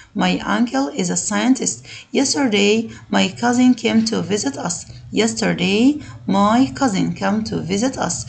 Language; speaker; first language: English; non-native, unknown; Arabic